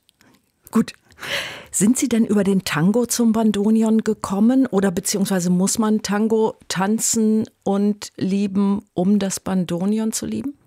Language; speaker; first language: German; native; German